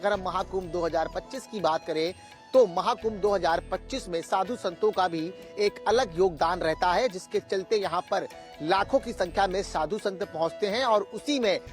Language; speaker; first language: Hindi; native; Hindi